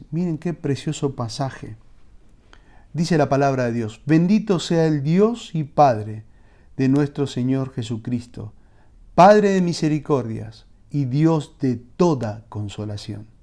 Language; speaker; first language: Spanish; native; Spanish